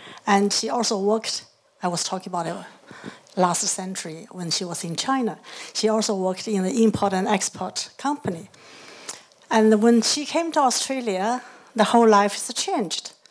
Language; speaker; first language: English; non-native, fluent; Chinese